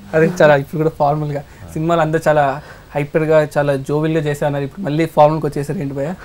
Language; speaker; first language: Telugu; native; Telugu